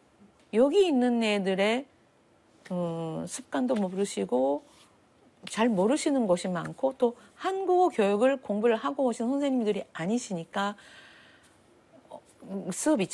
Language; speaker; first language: Korean; early bilingual, heritage; Japanese